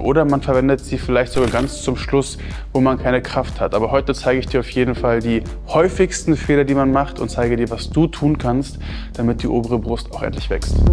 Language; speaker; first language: German; native; German